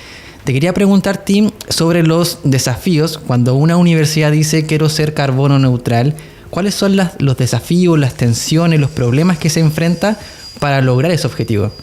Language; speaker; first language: Spanish; native; Spanish